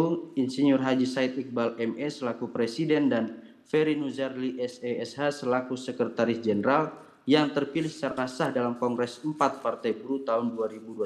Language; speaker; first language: Indonesian; native; Indonesian